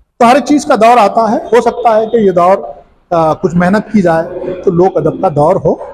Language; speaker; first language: Urdu; native; Urdu